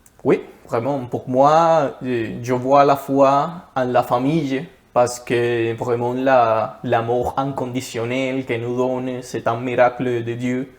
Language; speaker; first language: French; non-native, learner; Spanish